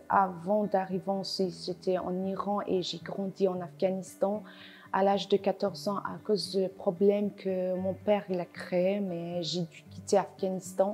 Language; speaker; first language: French; non-native, learner; Persian